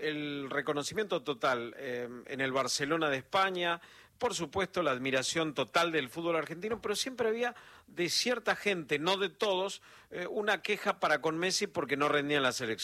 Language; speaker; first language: Spanish; native; Spanish